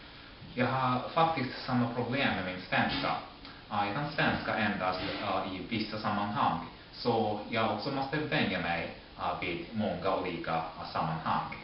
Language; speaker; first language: Swedish; non-native, fluent; Japanese